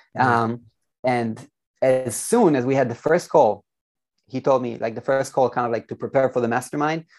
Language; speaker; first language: English; non-native, fluent; Hebrew